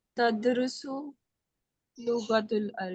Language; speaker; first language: Arabic; non-native, learner; Urdu